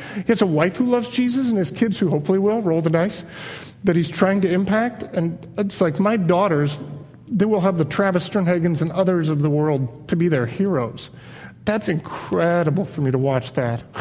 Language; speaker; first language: English; native; English